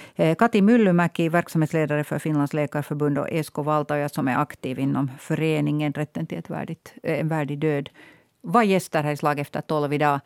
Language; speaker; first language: Swedish; native; Swedish